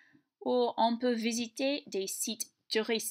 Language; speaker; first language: French; non-native, fluent; English